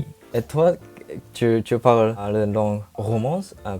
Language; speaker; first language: French; non-native, learner; Japanese